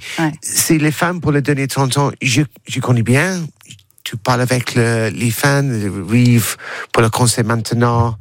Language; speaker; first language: French; non-native, learner; English